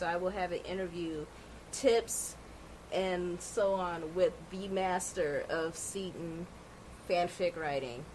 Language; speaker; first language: English; native; English